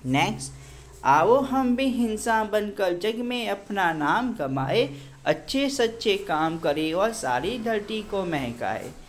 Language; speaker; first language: Hindi; non-native, local second language; Gujarati